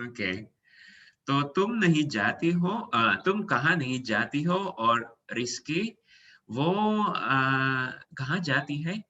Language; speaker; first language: Hindi; non-native, fluent; Indonesian